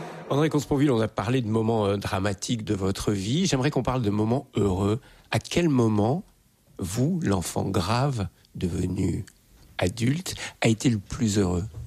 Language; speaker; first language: French; native; French